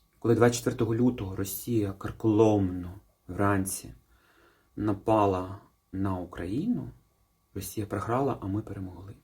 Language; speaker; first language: Ukrainian; non-native, local second language; Russian